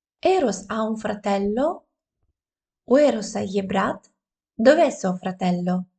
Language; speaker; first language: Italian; non-native, fluent; Ukrainian